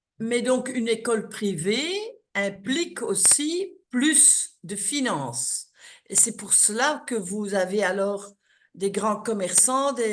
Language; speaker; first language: French; non-native, local second language; Dutch